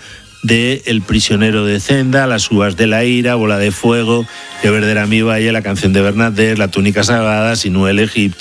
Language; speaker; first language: Spanish; native; Spanish